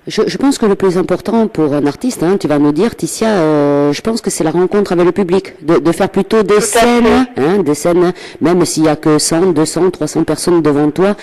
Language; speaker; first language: French; native; French